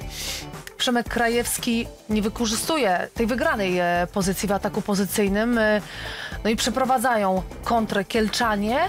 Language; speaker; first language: Polish; native; Polish